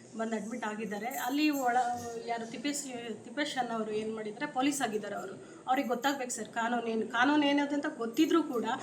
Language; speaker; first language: Kannada; native; Kannada